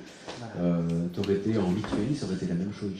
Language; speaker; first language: French; native; French